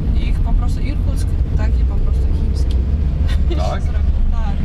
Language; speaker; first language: Polish; non-native, learner; Russian